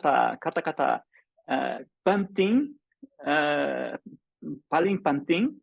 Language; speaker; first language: Indonesian; non-native, learner; English